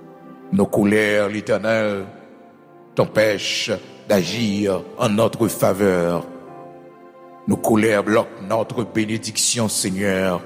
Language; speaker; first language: French; non-native, local second language; Haitian Creole